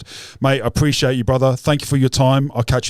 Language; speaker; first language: English; native; English